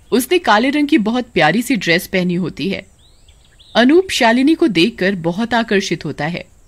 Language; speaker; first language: Hindi; native; Hindi